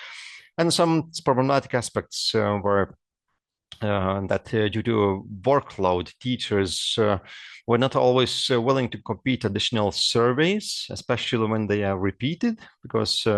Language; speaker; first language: English; non-native, fluent; Lithuanian